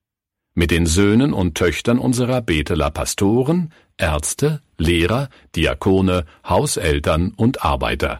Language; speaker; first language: German; native; German